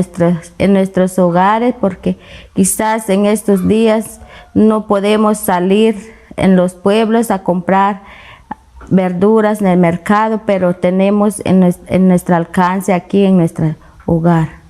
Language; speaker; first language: Spanish; non-native, local second language; Kaqchikel